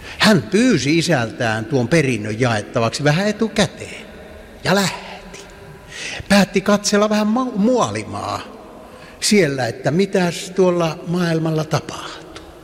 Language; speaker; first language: Finnish; native; Finnish